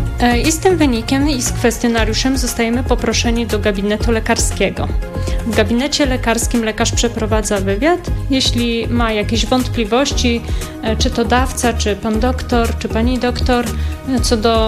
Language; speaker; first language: Polish; native; Polish